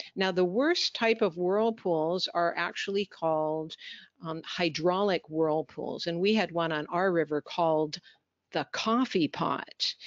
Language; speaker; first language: English; native; English